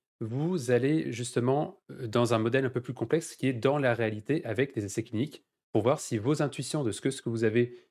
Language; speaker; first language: French; native; French